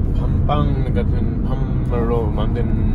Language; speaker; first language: Korean; non-native, learner; English